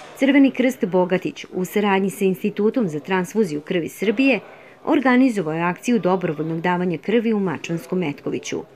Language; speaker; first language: Serbian; native; Serbian